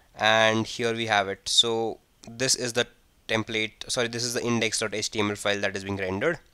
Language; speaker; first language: English; non-native, local second language; Hindi